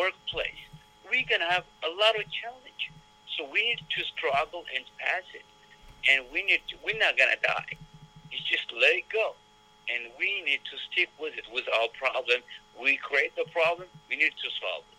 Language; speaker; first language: English; non-native, learner; Amharic